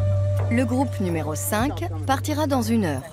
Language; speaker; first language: French; native; French